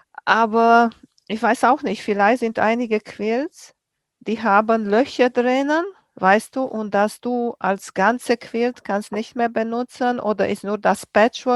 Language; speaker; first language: German; non-native, fluent; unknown